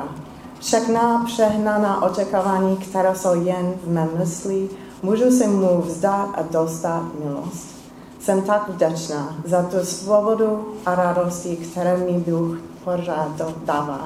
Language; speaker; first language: Czech; non-native, fluent; English